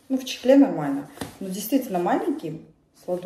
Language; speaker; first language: Russian; native; Russian